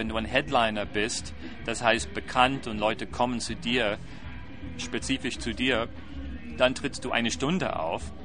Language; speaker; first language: German; non-native, fluent; English